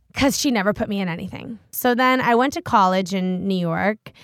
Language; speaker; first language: English; native; English